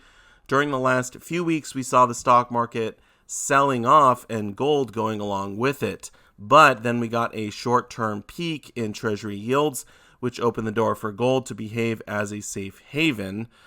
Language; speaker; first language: English; native; English